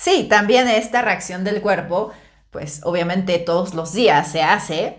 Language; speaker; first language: Spanish; native; Spanish